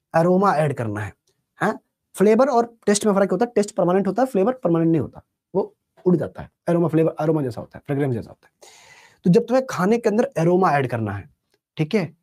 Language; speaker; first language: Hindi; native; Hindi